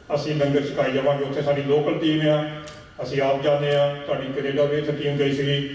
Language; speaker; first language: Punjabi; early bilingual, heritage; Punjabi